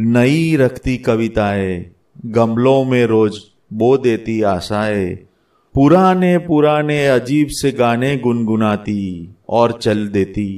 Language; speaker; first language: Hindi; non-native, local second language; Gujarati